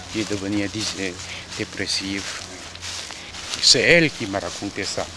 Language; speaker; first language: French; non-native, fluent; Korean